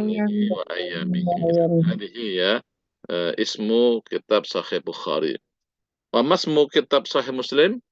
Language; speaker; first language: Arabic; non-native, fluent; Indonesian